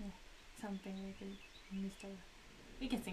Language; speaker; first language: English; non-native, learner; Japanese